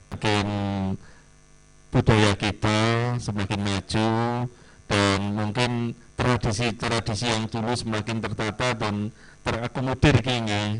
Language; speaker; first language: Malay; non-native, local second language; Javanese